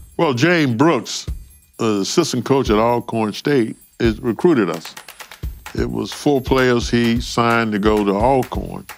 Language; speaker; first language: English; native; English